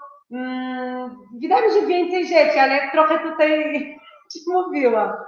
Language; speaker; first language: Polish; non-native, fluent; Portuguese